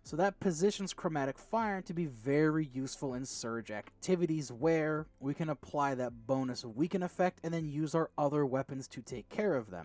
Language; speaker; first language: English; native; English